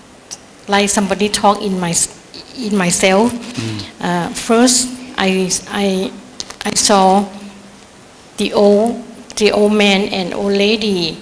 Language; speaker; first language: English; non-native, learner; Thai